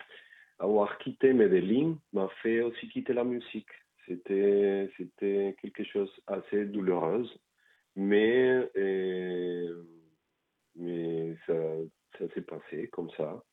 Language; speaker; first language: French; non-native, fluent; Spanish